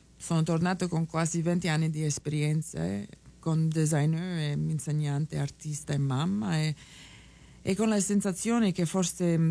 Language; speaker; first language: Italian; early bilingual, heritage; Italian